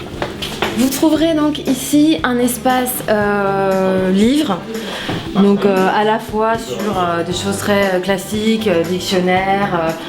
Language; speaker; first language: French; native; French